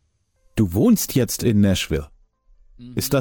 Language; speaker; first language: German; native; German